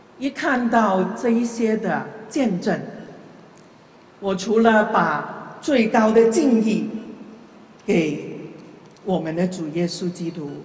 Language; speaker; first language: Chinese; non-native, local second language; Cantonese